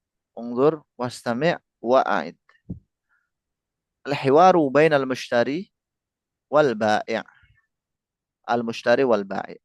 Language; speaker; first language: Arabic; non-native, fluent; Indonesian